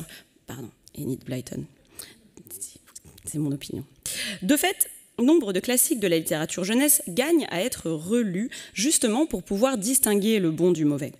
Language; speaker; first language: French; native; French